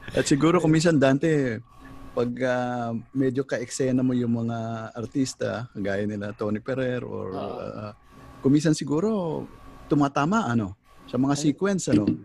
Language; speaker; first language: Filipino; native; Filipino